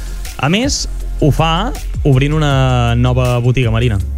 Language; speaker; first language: Catalan; native; Catalan